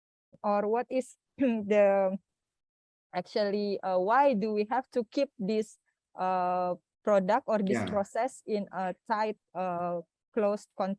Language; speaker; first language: English; non-native, fluent; Indonesian